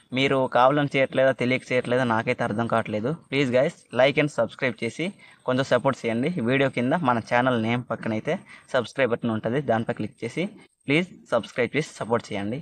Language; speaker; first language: Telugu; non-native, local second language; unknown